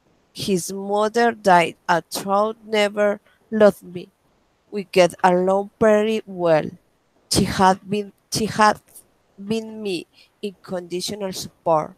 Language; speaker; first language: English; non-native, learner; Spanish